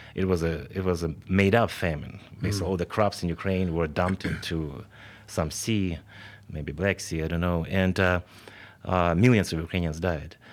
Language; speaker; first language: English; non-native, fluent; Ukrainian